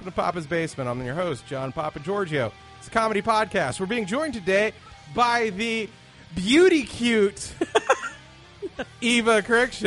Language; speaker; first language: English; native; English